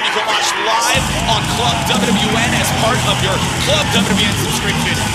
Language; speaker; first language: English; native; English